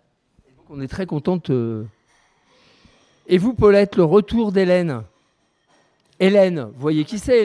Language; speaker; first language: French; native; French